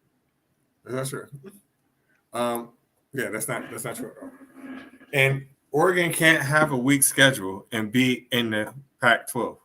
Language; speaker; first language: English; native; English